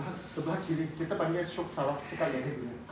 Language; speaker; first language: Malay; non-native, local second language; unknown